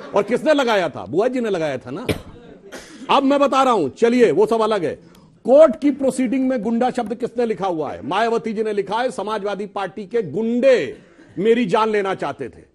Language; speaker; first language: Hindi; native; Hindi